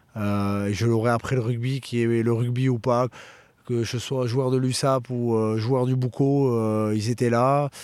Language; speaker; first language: French; native; French